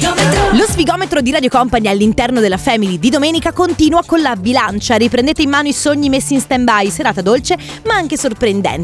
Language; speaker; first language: Italian; native; Italian